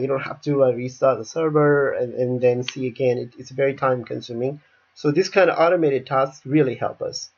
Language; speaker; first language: English; non-native, fluent; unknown